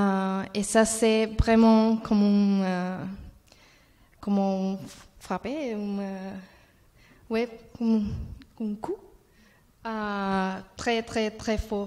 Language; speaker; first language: French; non-native, learner; Spanish